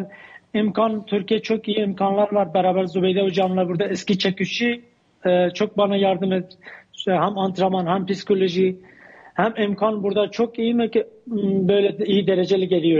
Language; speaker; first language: Turkish; non-native, learner; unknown